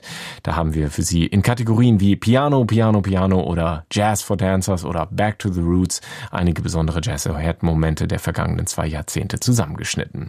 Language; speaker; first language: German; native; German